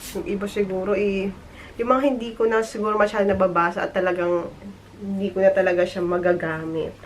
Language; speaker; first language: Filipino; native; Filipino